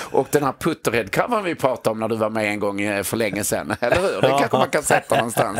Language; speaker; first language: Swedish; native; Swedish